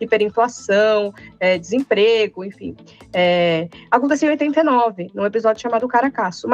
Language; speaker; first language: Portuguese; native; Portuguese